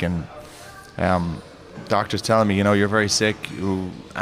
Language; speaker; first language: English; native; English